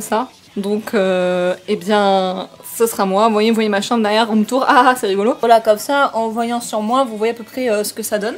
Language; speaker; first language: French; native; French